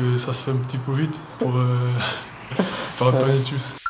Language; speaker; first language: French; non-native, learner; Portuguese